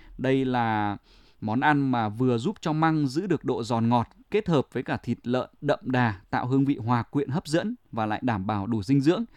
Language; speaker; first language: Vietnamese; native; Vietnamese